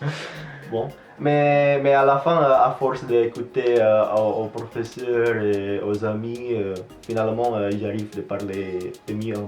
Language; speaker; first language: French; non-native, fluent; Indonesian